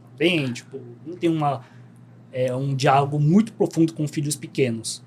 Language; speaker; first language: Portuguese; early bilingual, other home language; Korean